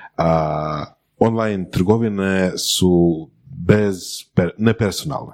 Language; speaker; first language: Croatian; native; Croatian